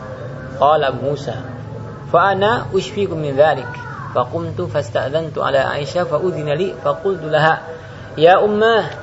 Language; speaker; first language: Arabic; non-native, fluent; Indonesian